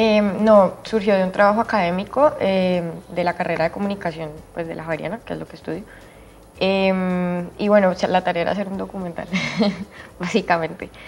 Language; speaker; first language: Spanish; native; Spanish